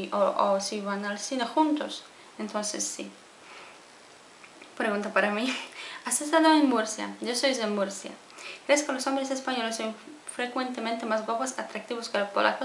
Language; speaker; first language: Spanish; non-native, fluent; Polish